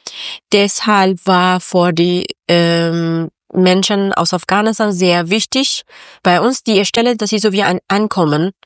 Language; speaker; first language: German; non-native, learner; Persian